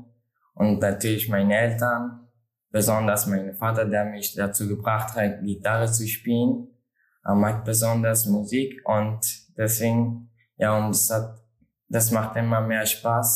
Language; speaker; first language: German; non-native, learner; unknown